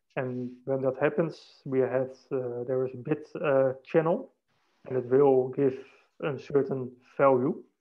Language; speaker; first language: English; non-native, fluent; Dutch